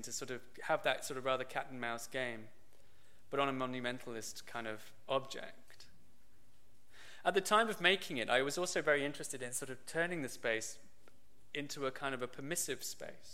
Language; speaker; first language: English; native; English